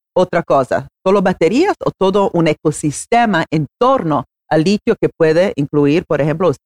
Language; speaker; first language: Spanish; non-native, fluent; Italian